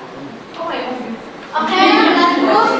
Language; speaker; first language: English; non-native, learner; Indonesian